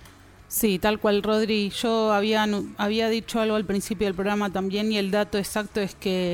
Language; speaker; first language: Spanish; native; Spanish